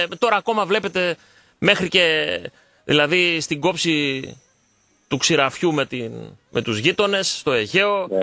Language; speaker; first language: Greek; early bilingual, heritage; Greek